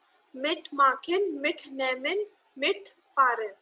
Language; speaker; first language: German; non-native, learner; Hindi